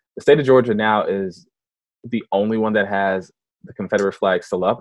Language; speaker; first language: English; native; English